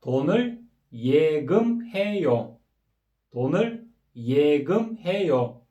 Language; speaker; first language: Korean; non-native, fluent; Kyrgyz